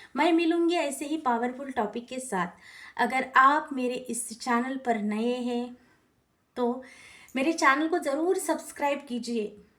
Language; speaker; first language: Hindi; non-native, local second language; Marathi